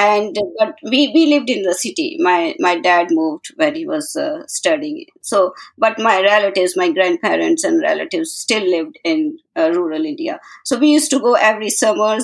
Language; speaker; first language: English; non-native, local second language; Hindi